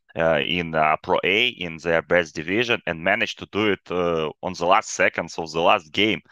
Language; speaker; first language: English; non-native, fluent; Ukrainian